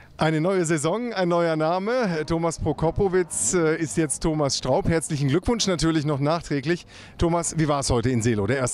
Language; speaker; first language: German; native; German